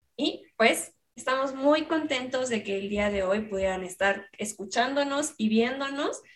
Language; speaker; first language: Spanish; native; Spanish